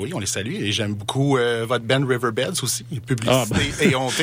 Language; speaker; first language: French; native; French